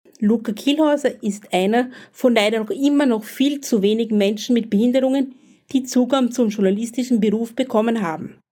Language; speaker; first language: German; native; German